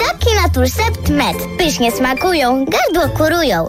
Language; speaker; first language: Polish; native; Polish